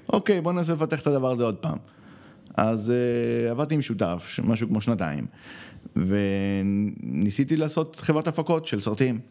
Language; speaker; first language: Hebrew; early bilingual, other home language; Spanish